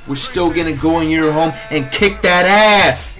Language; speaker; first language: English; native; English